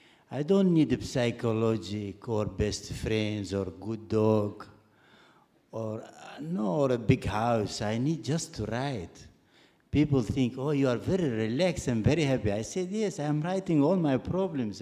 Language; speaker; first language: English; non-native, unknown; Arabic